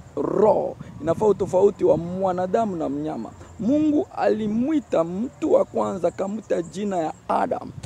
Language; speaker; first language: Swahili; native; Swahili